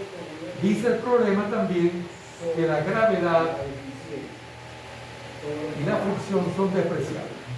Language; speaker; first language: Spanish; native; Spanish